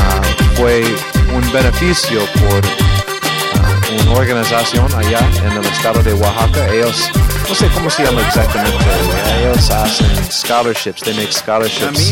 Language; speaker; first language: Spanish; non-native, learner; English